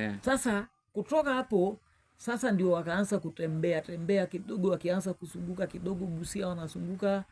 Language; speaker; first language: Swahili; non-native, local second language; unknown